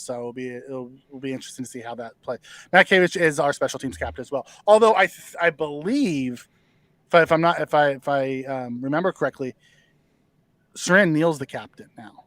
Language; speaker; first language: English; native; English